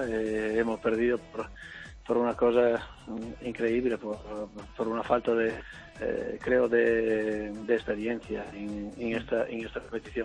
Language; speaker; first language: Spanish; non-native, fluent; Italian